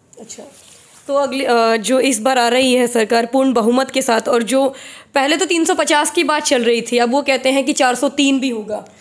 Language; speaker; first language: Hindi; native; Hindi